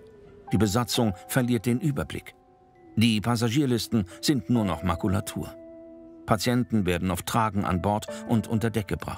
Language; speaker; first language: German; native; German